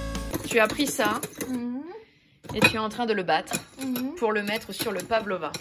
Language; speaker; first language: French; native; French